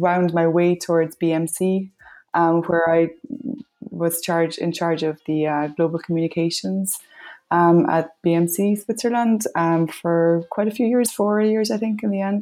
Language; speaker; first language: English; native; English